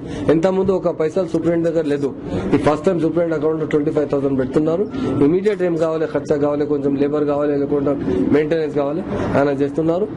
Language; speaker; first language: Telugu; non-native, local second language; Urdu